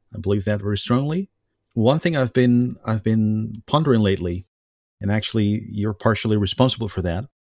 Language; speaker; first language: English; non-native, fluent; Spanish